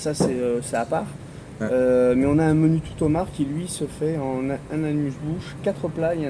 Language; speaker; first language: French; native; French